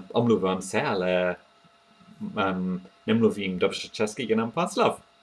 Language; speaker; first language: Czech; non-native, learner; English